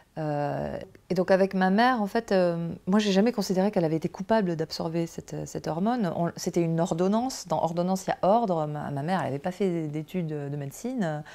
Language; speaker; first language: French; native; French